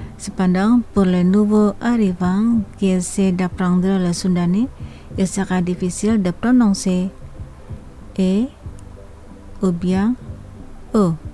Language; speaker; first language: French; non-native, fluent; Indonesian